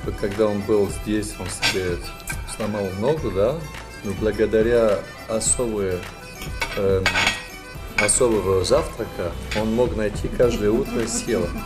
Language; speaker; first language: Russian; non-native, fluent; French